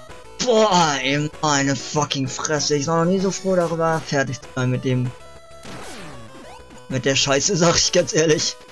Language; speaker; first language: German; native; German